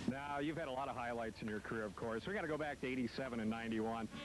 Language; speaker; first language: English; native; English